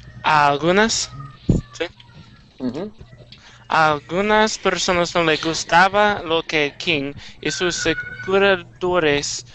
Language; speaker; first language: Spanish; non-native, learner; English